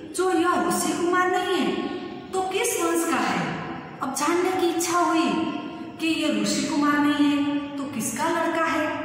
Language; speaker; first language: Hindi; non-native, local second language; Gujarati